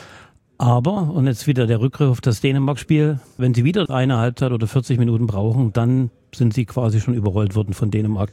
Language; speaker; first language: German; native; German